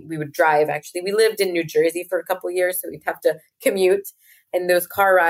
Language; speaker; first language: English; native; English